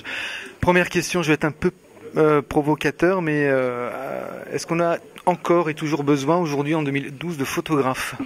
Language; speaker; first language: French; native; French